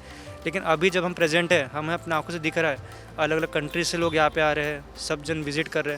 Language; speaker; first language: Hindi; native; Hindi